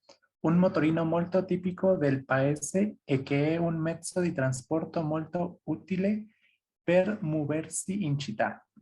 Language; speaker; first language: Italian; non-native, learner; Spanish